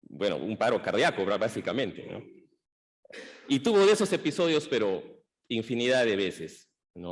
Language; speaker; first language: Spanish; native; Spanish